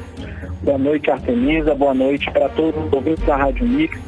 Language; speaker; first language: Portuguese; native; Portuguese